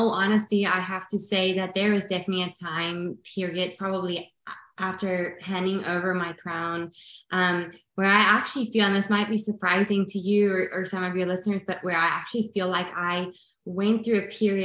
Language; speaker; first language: English; non-native, local second language; Afrikaans